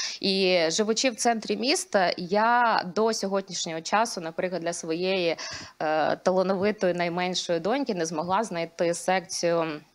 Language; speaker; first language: Ukrainian; non-native, local second language; Russian